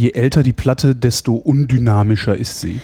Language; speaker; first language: German; native; German